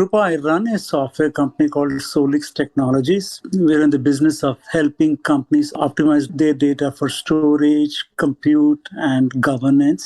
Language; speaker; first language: English; non-native, local second language; Telugu